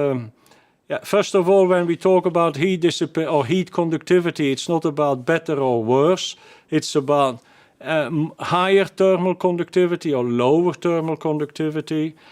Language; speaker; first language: English; non-native, fluent; Dutch